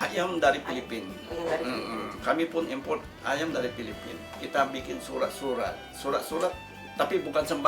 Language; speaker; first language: Indonesian; non-native, fluent; Filipino